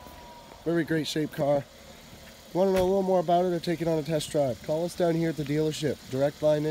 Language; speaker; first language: English; native; English